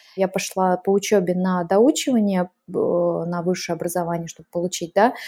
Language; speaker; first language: Russian; native; Russian